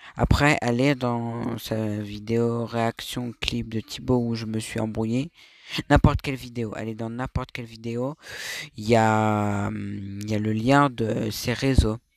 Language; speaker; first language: French; native; French